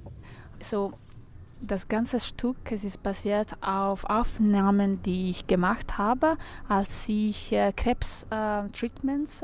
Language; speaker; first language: German; non-native, fluent; Italian